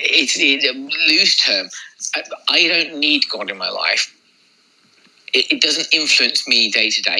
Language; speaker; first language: English; native; English